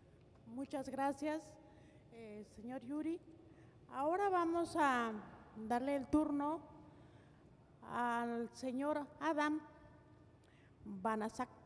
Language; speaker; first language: Spanish; native; Spanish